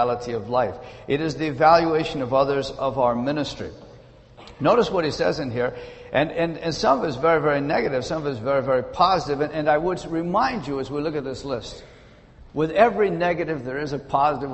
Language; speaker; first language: English; native; English